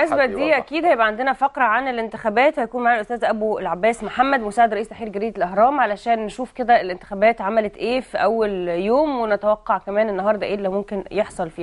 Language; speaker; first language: Arabic; native; Arabic